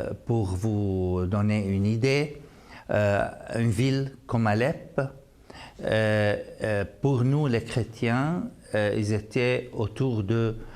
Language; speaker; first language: French; non-native, fluent; Arabic